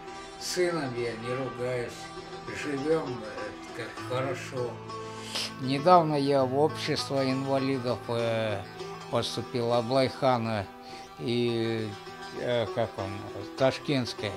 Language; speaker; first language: Russian; non-native, local second language; Uyghur